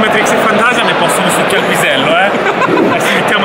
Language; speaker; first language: Italian; native; Italian